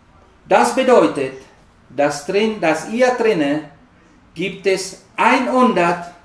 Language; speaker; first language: German; non-native, learner; Spanish